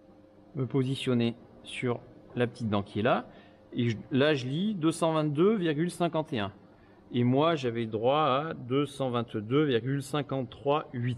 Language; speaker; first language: French; native; French